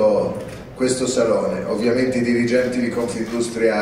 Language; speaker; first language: Italian; native; Italian